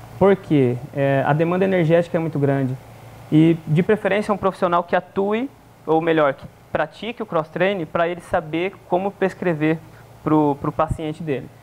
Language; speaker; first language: Portuguese; native; Portuguese